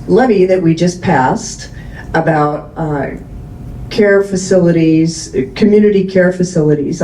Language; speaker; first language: English; native; English